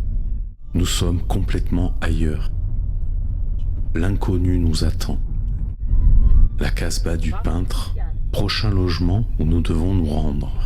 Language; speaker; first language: French; native; French